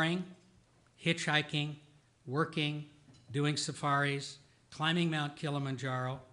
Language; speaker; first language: English; native; English